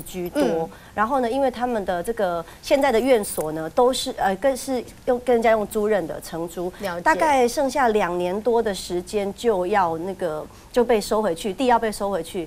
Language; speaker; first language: Chinese; native; Chinese